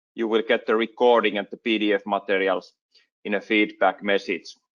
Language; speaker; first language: English; non-native, fluent; Finnish